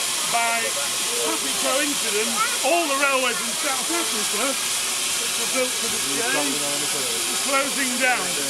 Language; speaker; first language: English; native; English